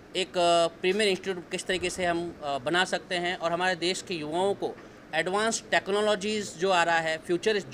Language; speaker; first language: Hindi; native; Hindi